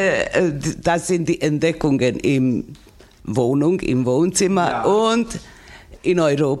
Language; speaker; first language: German; non-native, local second language; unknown